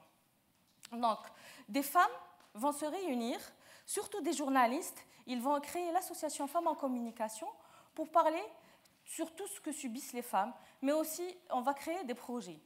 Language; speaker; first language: French; non-native, local second language; Arabic